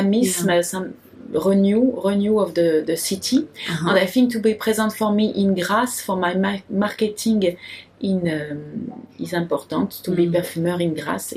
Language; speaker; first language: English; non-native, learner; French